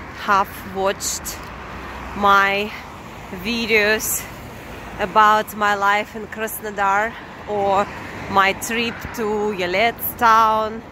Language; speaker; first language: English; non-native, fluent; Russian